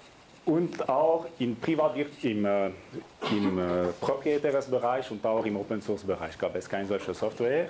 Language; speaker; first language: German; non-native, local second language; French